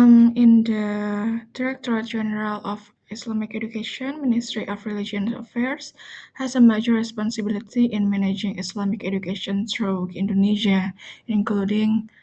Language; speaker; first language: English; non-native, learner; Indonesian